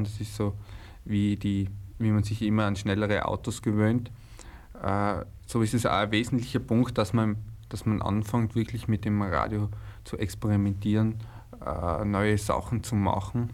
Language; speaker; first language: German; native; German